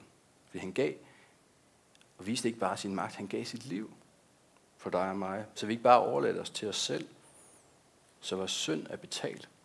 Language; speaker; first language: Danish; native; Danish